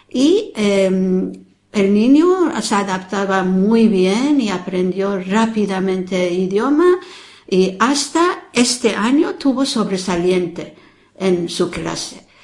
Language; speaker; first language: Spanish; non-native, fluent; Persian